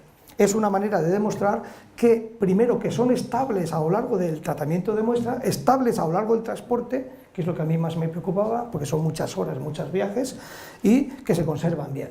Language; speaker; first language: Spanish; native; Spanish